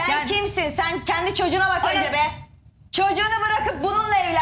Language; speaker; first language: Turkish; native; Turkish